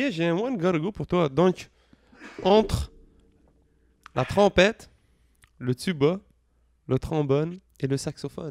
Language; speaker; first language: French; native; French